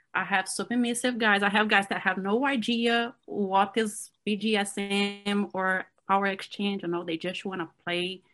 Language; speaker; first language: English; non-native, fluent; Portuguese